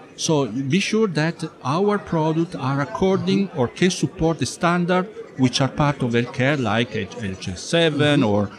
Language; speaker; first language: English; non-native, fluent; Italian